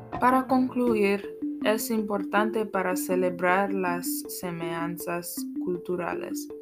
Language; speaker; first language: Spanish; non-native, learner; English